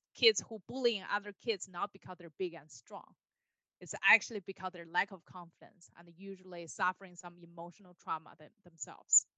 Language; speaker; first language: English; non-native, fluent; Chinese